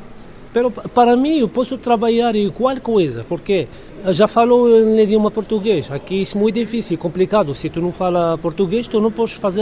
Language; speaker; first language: Portuguese; non-native, learner; Arabic